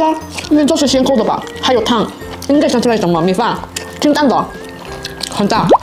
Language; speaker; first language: Chinese; non-native, learner; Korean